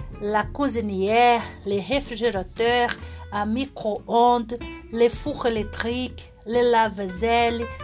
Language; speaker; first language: French; non-native, learner; Portuguese